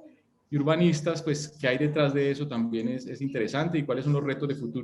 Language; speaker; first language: Spanish; native; Spanish